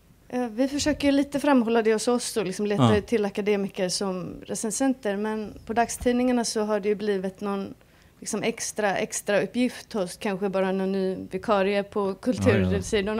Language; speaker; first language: Swedish; non-native, fluent; Icelandic